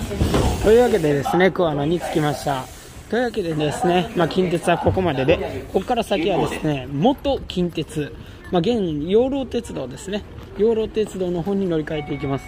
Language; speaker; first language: Japanese; native; Japanese